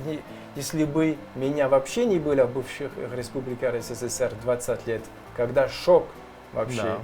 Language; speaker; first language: Russian; non-native, learner; French